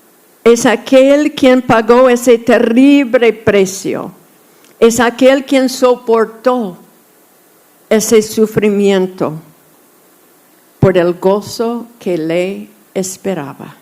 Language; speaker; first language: Spanish; non-native, fluent; English